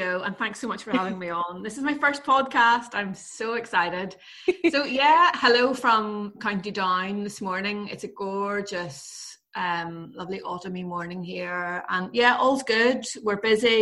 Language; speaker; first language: English; native; English